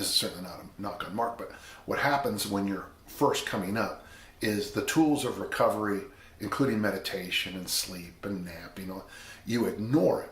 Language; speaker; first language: English; native; English